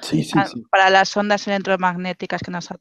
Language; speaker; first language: Spanish; native; Spanish